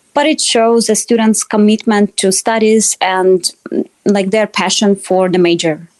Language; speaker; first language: English; non-native, fluent; Russian